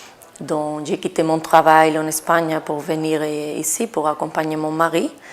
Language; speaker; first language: French; non-native, fluent; Spanish